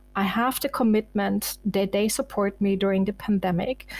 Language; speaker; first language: English; non-native, fluent; German